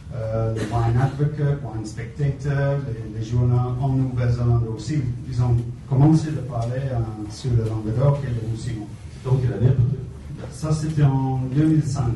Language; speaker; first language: French; non-native, fluent; English